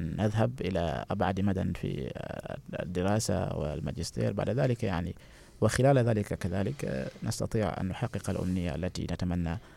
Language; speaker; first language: Arabic; non-native, fluent; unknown